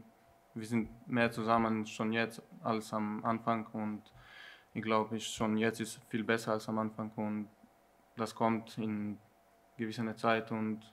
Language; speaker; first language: German; non-native, learner; Slovenian